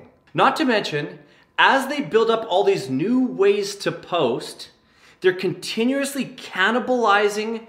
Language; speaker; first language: English; native; English